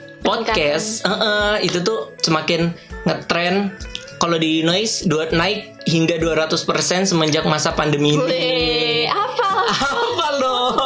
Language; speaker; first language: Indonesian; native; Indonesian